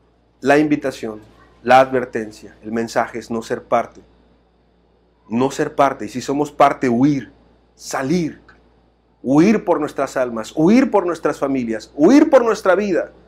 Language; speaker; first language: Spanish; native; Spanish